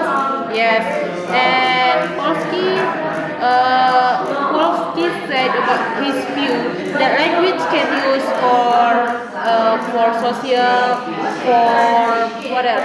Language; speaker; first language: English; non-native, learner; Indonesian